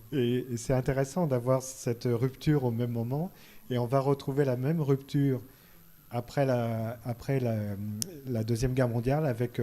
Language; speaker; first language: French; native; French